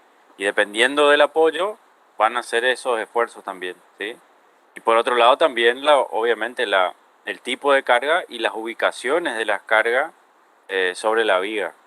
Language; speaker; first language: Spanish; native; Spanish